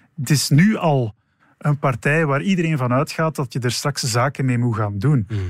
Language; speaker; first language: Dutch; native; Dutch